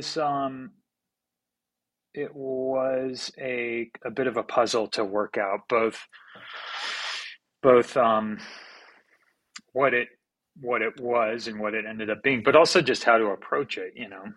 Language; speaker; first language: English; native; English